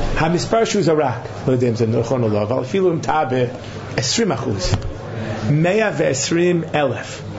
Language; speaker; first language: Hebrew; non-native, fluent; English